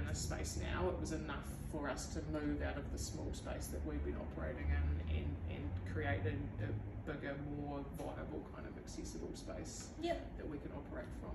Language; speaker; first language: English; native; English